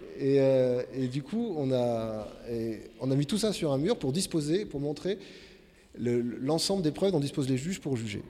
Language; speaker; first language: French; native; French